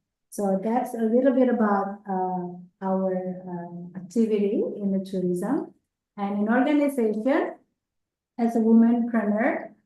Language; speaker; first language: English; non-native, local second language; Indonesian